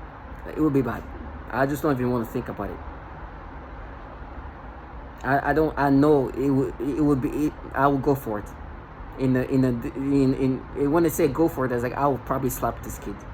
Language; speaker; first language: English; non-native, fluent; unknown